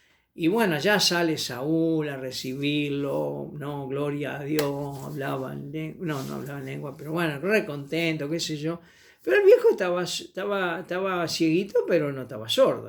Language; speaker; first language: Spanish; native; Spanish